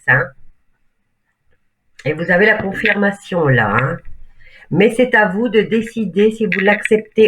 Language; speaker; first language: French; native; French